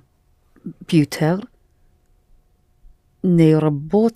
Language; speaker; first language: Russian; non-native, learner; English